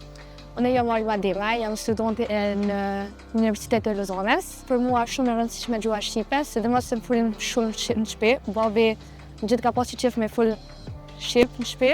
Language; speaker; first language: Albanian; early bilingual, heritage; Albanian